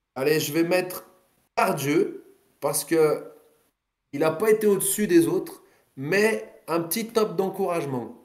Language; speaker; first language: French; native; French